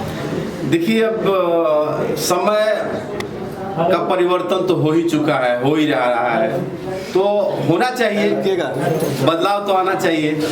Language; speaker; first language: Hindi; native; Hindi